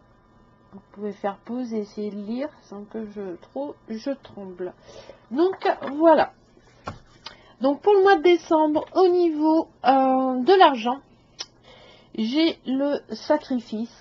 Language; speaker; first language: French; native; French